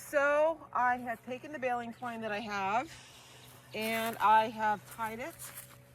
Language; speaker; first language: English; native; English